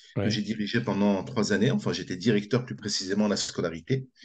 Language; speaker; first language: French; native; French